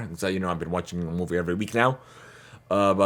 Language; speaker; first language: English; early bilingual, heritage; Arabic